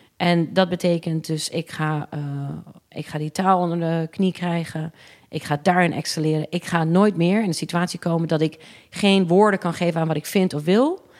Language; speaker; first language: Dutch; early bilingual, other home language; English